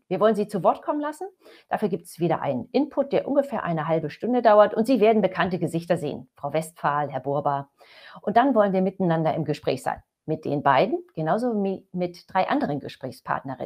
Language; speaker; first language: German; native; German